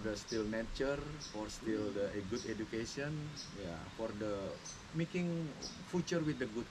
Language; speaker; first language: English; non-native, learner; Indonesian